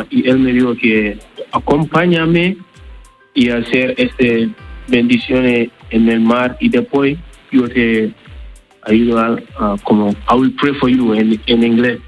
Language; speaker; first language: Spanish; non-native, learner; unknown